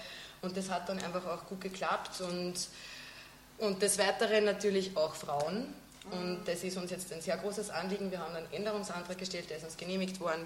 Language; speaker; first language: German; native; German